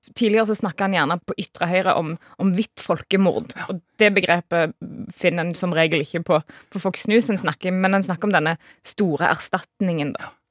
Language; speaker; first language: Norwegian; native; Norwegian